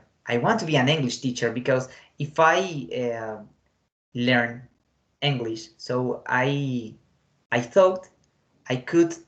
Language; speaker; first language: English; non-native, fluent; Spanish